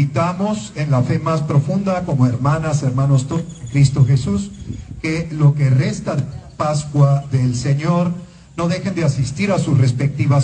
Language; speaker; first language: Spanish; native; Spanish